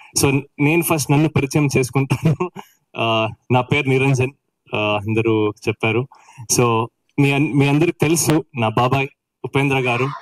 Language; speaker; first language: Telugu; non-native, learner; Kannada